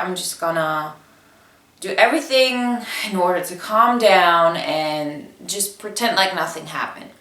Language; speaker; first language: English; non-native, fluent; Bulgarian